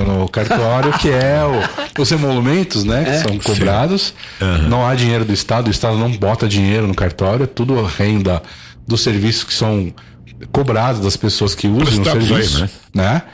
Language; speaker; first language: Portuguese; native; Portuguese